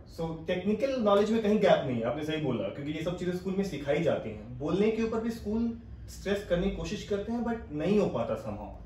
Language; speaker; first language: Hindi; non-native, local second language; Punjabi